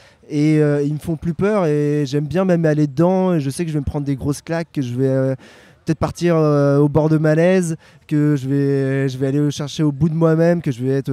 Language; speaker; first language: French; native; French